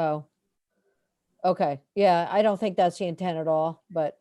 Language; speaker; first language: English; native; English